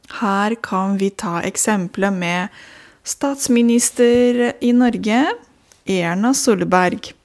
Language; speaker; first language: Norwegian; non-native, fluent; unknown